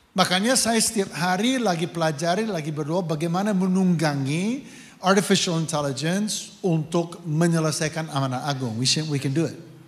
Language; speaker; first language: Indonesian; non-native, fluent; English